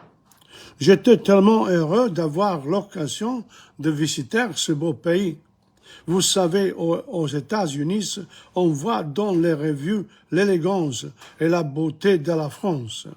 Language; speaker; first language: French; non-native, fluent; English